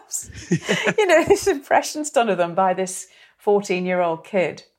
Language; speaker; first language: English; native; English